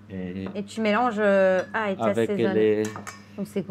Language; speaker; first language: French; native; French